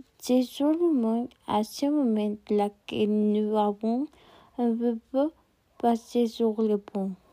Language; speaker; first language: French; non-native, learner; Spanish